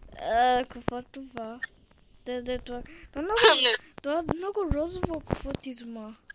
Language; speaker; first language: Bulgarian; non-native, learner; English